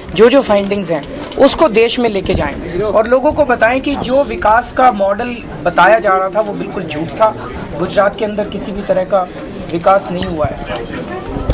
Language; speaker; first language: Hindi; native; Hindi